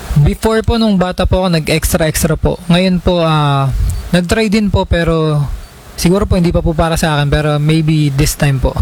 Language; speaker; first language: Filipino; native; Filipino